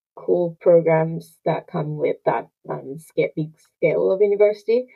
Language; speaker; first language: English; non-native, fluent; Japanese